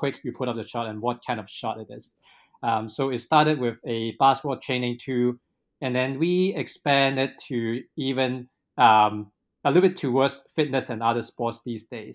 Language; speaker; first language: English; non-native, local second language; Cantonese